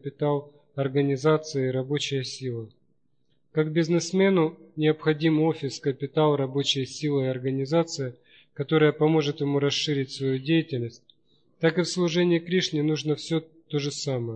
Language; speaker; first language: Russian; native; Russian